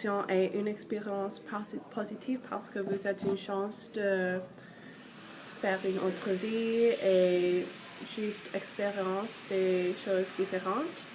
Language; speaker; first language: French; non-native, learner; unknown